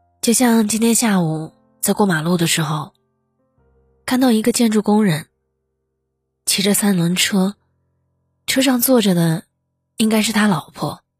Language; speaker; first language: Chinese; native; Chinese